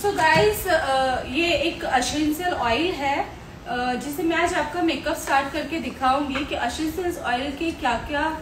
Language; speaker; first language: Hindi; non-native, local second language; Gujarati